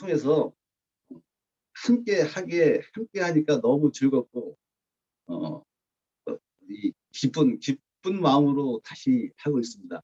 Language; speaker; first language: Korean; native; Korean